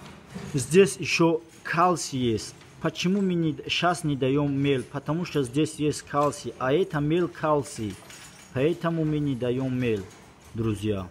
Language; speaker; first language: Russian; non-native, fluent; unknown